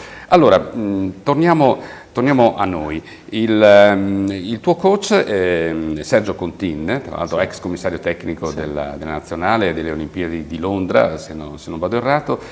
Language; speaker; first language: Italian; native; Italian